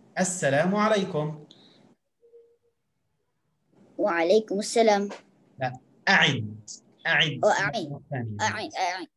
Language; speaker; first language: Arabic; non-native, learner; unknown